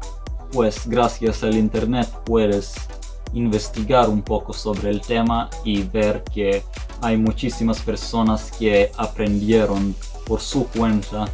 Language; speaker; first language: Spanish; non-native, fluent; Serbian